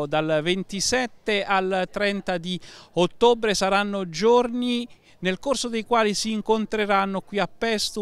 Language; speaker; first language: Italian; native; Italian